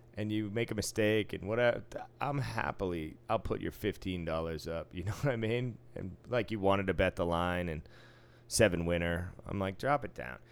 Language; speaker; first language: English; native; English